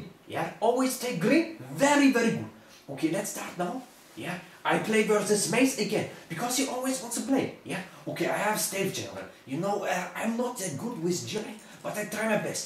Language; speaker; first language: English; non-native, learner; German